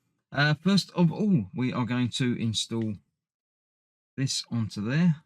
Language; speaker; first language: English; native; English